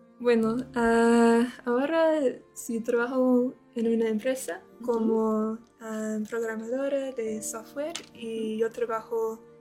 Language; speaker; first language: Spanish; non-native, learner; English